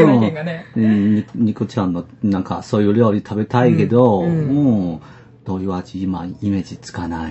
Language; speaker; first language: Japanese; non-native, fluent; Chinese